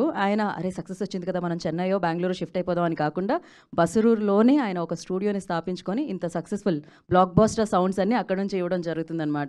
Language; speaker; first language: Telugu; native; Telugu